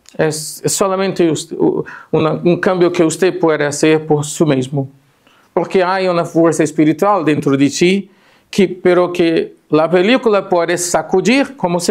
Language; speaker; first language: Spanish; non-native, fluent; Portuguese